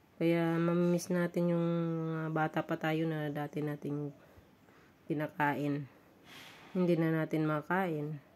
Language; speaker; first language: Filipino; non-native, local second language; Hiligaynon